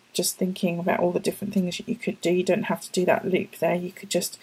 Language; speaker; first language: English; native; English